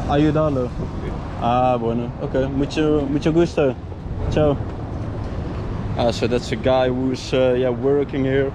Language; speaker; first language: Spanish; non-native, learner; Dutch